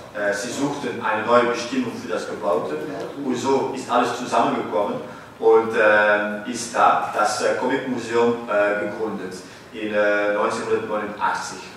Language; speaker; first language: German; non-native, fluent; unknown